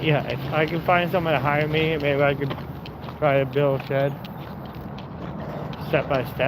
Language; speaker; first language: English; native; English